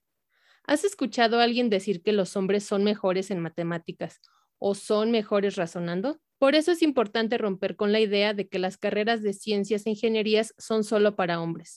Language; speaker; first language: Spanish; native; Spanish